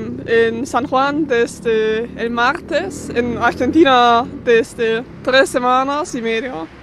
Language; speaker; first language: Spanish; non-native, fluent; German